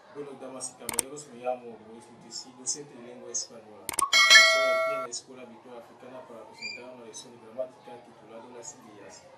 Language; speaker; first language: Spanish; non-native, fluent; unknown